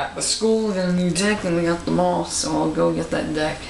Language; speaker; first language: English; native; English